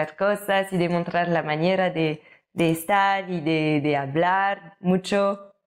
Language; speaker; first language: Spanish; non-native, learner; French